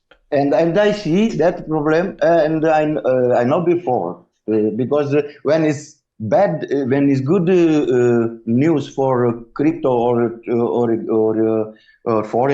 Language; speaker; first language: English; non-native, learner; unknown